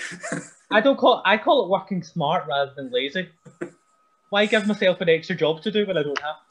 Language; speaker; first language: English; native; English